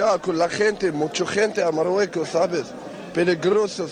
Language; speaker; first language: Spanish; non-native, learner; Arabic